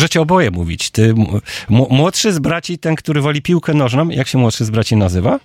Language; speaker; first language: Polish; native; Polish